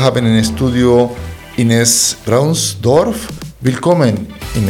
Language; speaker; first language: German; non-native, fluent; Spanish